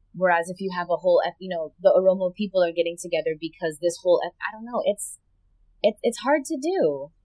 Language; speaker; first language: English; native; English